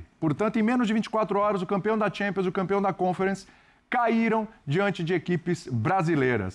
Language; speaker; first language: Portuguese; native; Portuguese